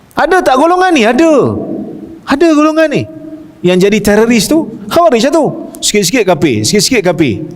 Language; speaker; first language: Malay; native; Malay